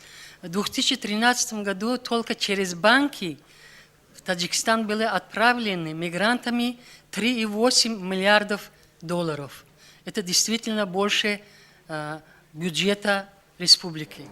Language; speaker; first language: Russian; non-native, local second language; Tajik